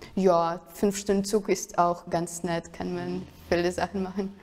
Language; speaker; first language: German; non-native, fluent; Russian